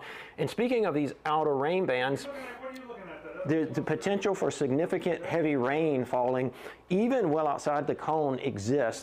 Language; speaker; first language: English; native; English